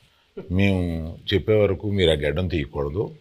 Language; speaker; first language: Telugu; native; Telugu